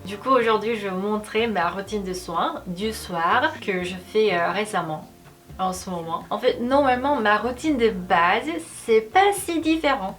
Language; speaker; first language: French; non-native, fluent; Korean